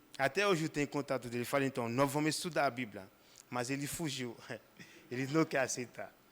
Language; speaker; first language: Portuguese; non-native, fluent; Haitian Creole